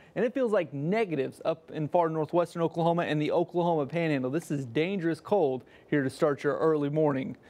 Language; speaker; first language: English; native; English